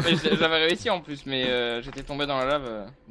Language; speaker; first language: French; native; French